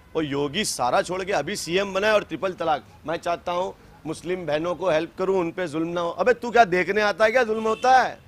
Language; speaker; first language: Hindi; native; Hindi